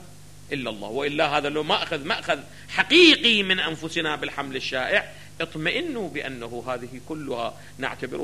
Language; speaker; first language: Arabic; native; Arabic